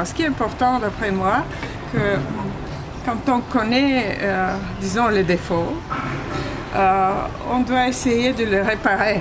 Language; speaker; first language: French; non-native, fluent; Bulgarian